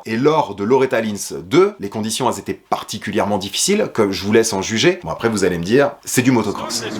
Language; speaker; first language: French; native; French